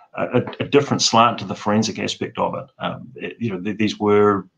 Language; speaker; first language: English; native; English